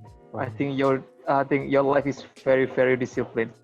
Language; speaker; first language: English; non-native, learner; Indonesian